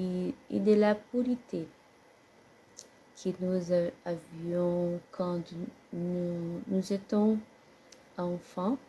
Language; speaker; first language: French; non-native, learner; Portuguese